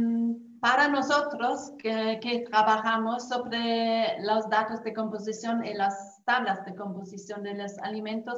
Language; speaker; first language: Spanish; non-native, fluent; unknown